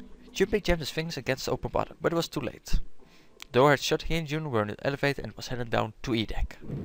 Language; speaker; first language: English; non-native, fluent; Dutch